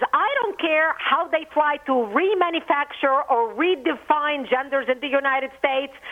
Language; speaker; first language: English; non-native, fluent; Arabic